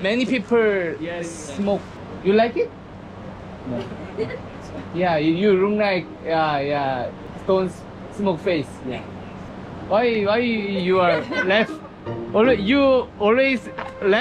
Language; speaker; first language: English; non-native, learner; Korean